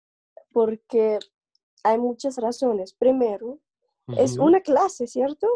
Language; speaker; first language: Spanish; non-native, learner; English